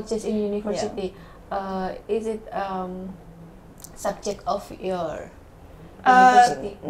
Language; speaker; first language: English; non-native, learner; Indonesian